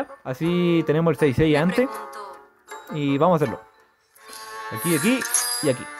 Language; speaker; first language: Spanish; native; Spanish